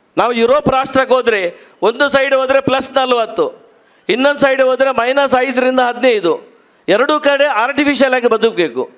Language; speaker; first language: Kannada; non-native, local second language; Tulu